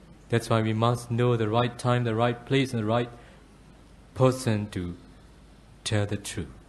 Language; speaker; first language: English; non-native, fluent; Burmese